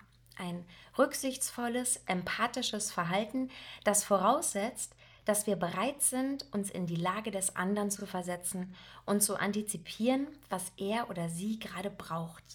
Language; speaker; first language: German; native; German